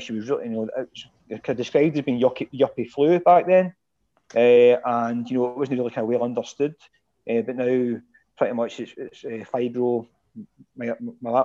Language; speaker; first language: English; native; English